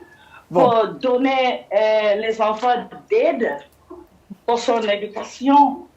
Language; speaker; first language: French; non-native, learner; English